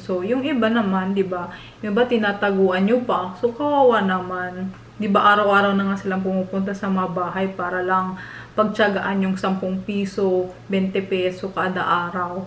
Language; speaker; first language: Filipino; native; Filipino